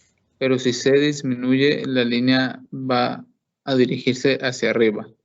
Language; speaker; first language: Spanish; native; Spanish